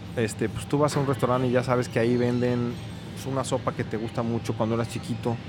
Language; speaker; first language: Spanish; native; Spanish